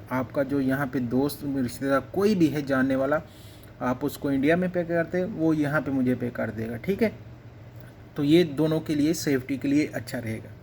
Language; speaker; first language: Urdu; non-native, local second language; Punjabi